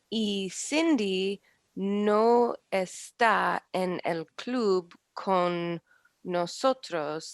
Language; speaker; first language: Spanish; non-native, learner; English